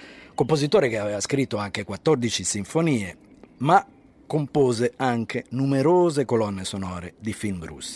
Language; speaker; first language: Italian; native; Italian